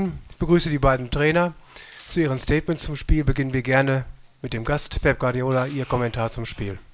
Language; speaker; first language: German; native; German